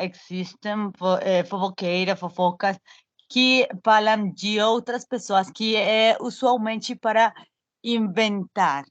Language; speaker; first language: Portuguese; non-native, learner; Spanish